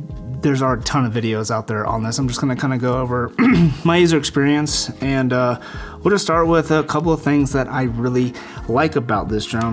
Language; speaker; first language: English; native; English